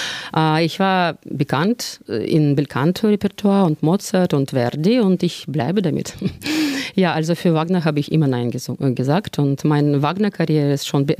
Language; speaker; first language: German; non-native, fluent; Russian